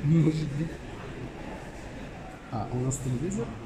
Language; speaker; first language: Russian; non-native, learner; Arabic